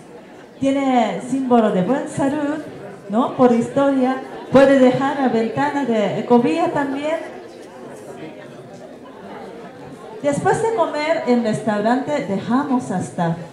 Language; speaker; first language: Spanish; non-native, learner; Japanese